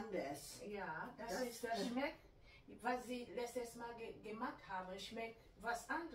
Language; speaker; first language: German; non-native, learner; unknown